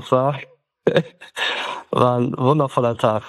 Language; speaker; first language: German; early bilingual, other home language; Turkish